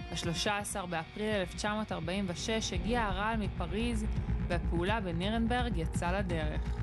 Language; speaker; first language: Hebrew; native; Hebrew